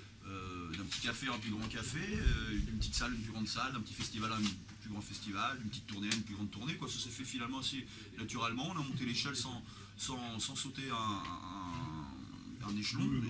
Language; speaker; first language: French; native; French